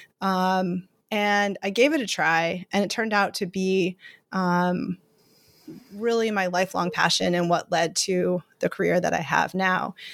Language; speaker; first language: English; native; English